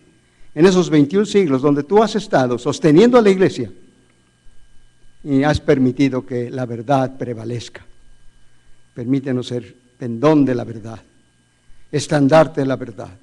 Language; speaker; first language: Spanish; native; Spanish